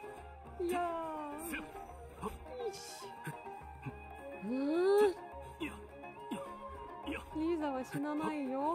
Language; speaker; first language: Japanese; non-native, learner; Russian